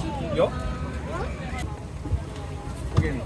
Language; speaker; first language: Chinese; non-native, learner; Kannada